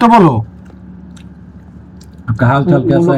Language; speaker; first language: Hindi; non-native, learner; Bangla